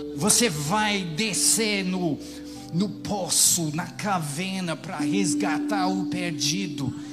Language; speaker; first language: Portuguese; non-native, fluent; English